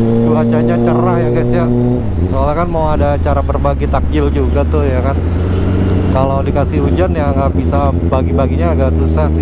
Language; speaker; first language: Indonesian; native; Indonesian